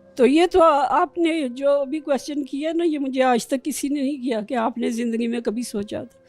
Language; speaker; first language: Urdu; non-native, local second language; Pashto